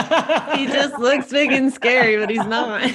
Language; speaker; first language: English; native; English